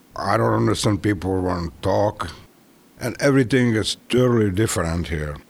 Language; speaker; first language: English; non-native, learner; Hungarian